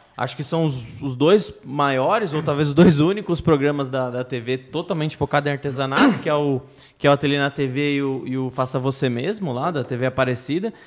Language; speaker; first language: Portuguese; native; Portuguese